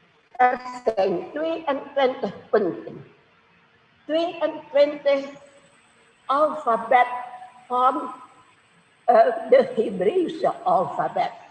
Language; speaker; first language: Dutch; non-native, fluent; Indonesian